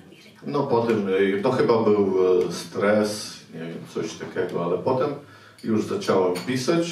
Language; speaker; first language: Polish; non-native, fluent; Ukrainian